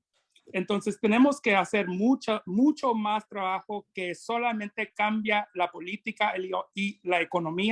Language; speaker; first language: Spanish; non-native, fluent; English